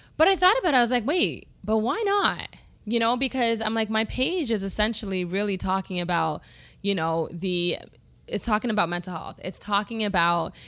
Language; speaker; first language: English; native; English